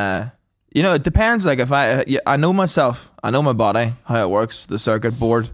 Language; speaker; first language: English; native; English